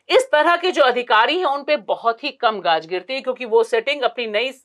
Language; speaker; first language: Hindi; native; Hindi